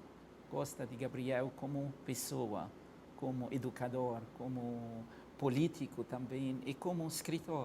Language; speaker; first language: Portuguese; non-native, fluent; Arabic